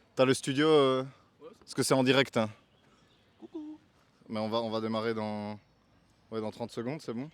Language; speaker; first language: French; native; French